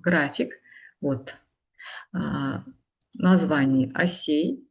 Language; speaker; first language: Russian; non-native, local second language; Kazakh